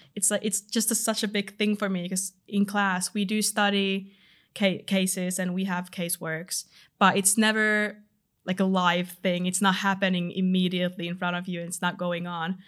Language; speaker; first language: English; non-native, fluent; Finnish